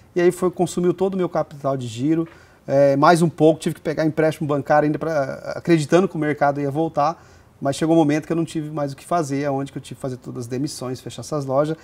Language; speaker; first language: Portuguese; native; Portuguese